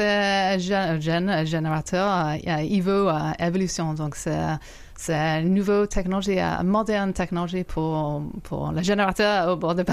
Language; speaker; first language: French; non-native, fluent; English